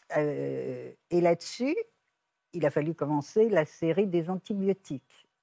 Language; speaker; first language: French; native; French